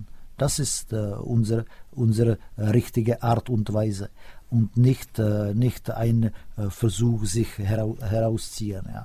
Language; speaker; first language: German; non-native, fluent; Czech